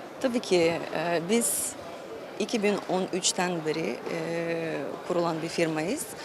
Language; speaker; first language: Turkish; non-native, fluent; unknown